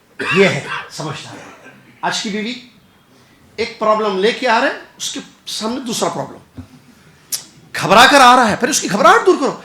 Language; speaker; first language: Urdu; native; Urdu